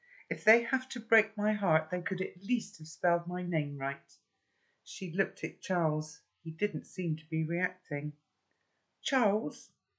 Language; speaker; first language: English; native; English